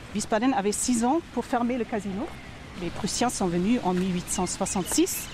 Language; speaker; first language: French; non-native, fluent; German